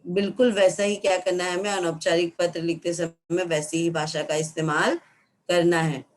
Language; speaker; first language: Hindi; non-native, local second language; Marathi